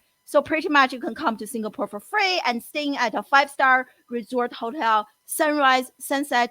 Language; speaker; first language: English; non-native, fluent; Chinese